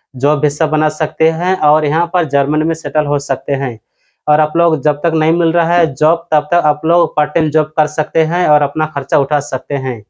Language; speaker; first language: Hindi; non-native, local second language; Odia